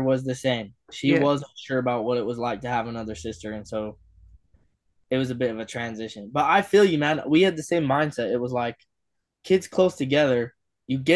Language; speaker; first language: English; native; English